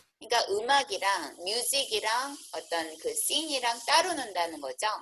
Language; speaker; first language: Korean; native; Korean